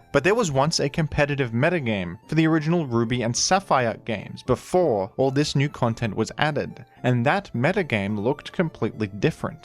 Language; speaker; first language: English; native; English